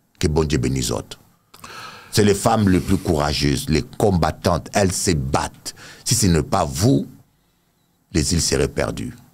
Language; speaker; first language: French; native; French